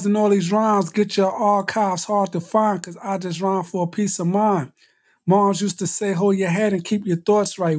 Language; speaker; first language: English; native; English